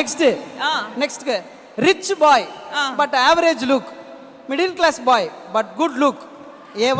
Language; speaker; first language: Tamil; native; Tamil